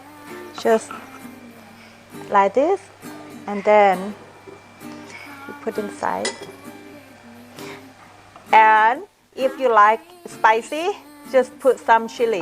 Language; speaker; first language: English; non-native, fluent; Thai